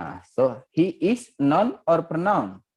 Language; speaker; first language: English; non-native, learner; Indonesian